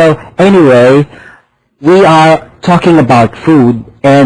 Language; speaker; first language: English; non-native, fluent; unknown